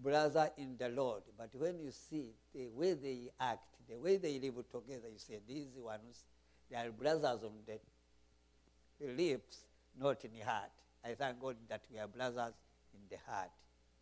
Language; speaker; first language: English; non-native, local second language; Kinyarwanda